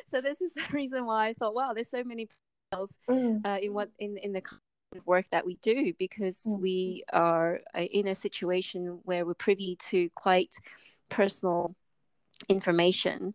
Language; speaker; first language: English; native; English